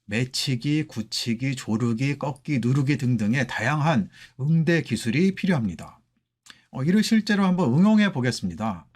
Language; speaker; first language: Korean; native; Korean